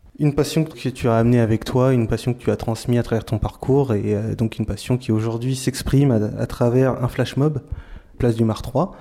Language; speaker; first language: French; native; French